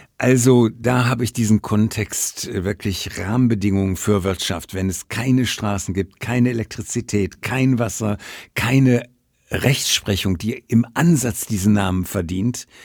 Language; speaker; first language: German; native; German